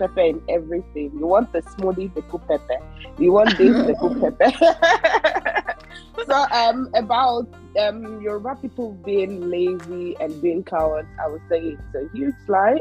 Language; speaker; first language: English; non-native, local second language; Yoruba